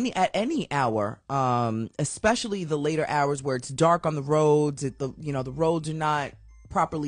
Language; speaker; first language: English; native; English